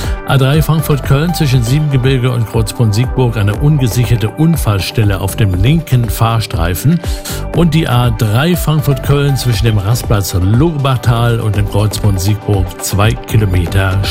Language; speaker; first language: German; native; German